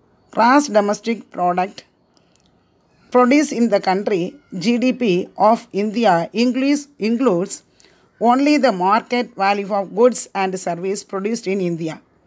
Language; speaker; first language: English; non-native, local second language; Tamil